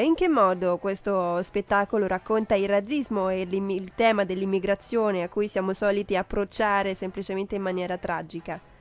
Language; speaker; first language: Italian; native; Italian